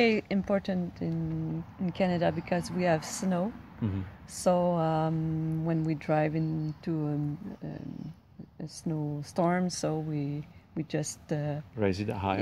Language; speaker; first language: English; non-native, local second language; French